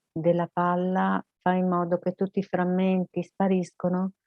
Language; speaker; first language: Italian; native; Italian